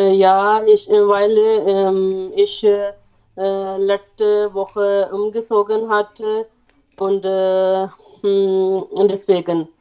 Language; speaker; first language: German; non-native, learner; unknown